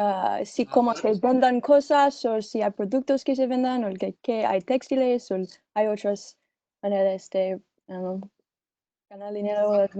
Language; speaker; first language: Spanish; non-native, learner; English